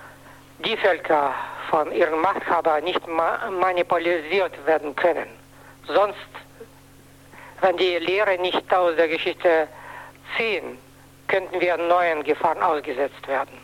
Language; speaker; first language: German; non-native, fluent; Russian